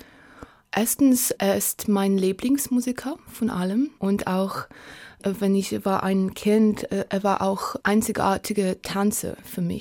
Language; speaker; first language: German; non-native, learner; Polish